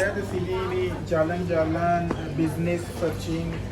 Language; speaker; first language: Indonesian; non-native, learner; Urdu